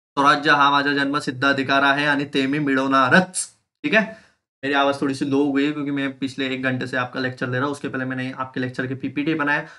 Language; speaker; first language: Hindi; native; Hindi